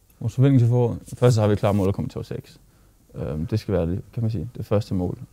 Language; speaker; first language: Danish; native; Danish